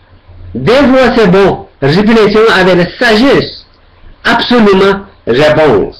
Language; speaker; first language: French; non-native, learner; Tibetan